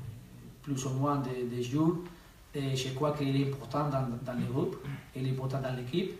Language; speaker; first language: French; non-native, learner; Spanish